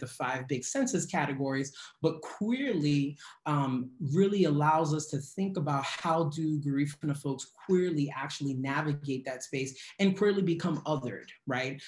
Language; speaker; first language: English; native; English